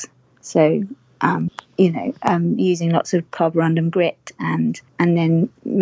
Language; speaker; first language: English; native; English